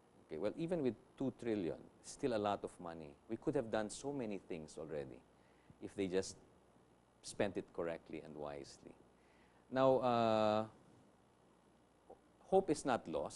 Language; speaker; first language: English; non-native, local second language; Filipino